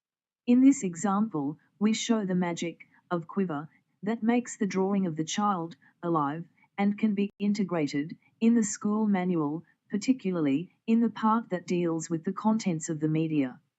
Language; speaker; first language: English; non-native, fluent; Portuguese